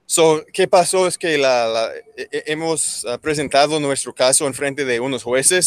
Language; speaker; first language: Spanish; non-native, learner; English